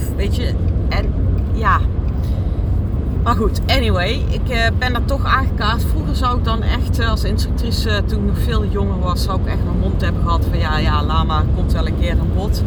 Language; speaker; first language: Dutch; native; Dutch